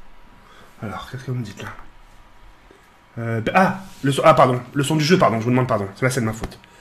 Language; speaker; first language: French; native; French